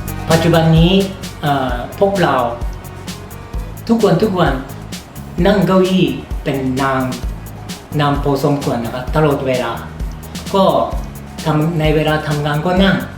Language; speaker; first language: Thai; non-native, fluent; Japanese